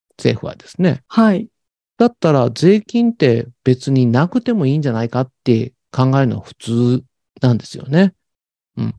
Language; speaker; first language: Japanese; native; Japanese